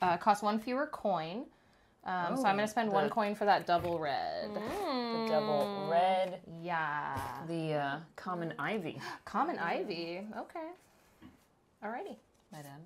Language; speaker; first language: English; native; English